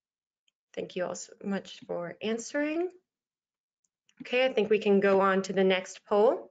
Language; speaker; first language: English; native; English